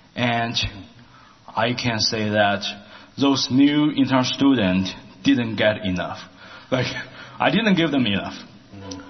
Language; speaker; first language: English; non-native, learner; Chinese